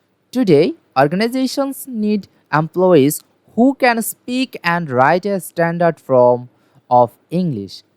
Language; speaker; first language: English; non-native, local second language; Bangla